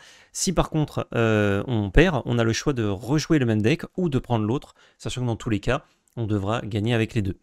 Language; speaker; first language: French; native; French